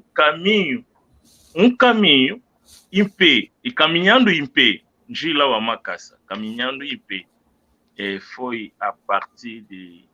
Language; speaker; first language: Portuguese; non-native, learner; Luba-Lulua